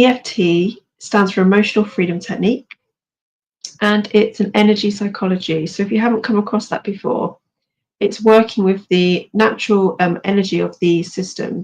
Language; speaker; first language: English; native; English